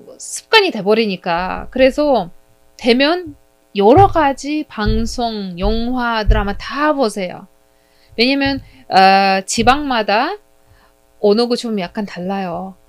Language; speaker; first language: Korean; non-native, fluent; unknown